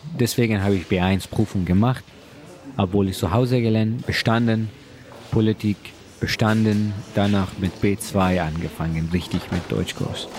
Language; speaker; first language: German; non-native, learner; Persian